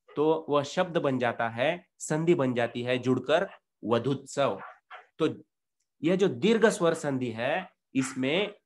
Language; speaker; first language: Hindi; non-native, local second language; Marathi